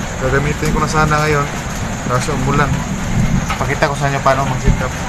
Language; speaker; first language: Filipino; non-native, local second language; Cebuano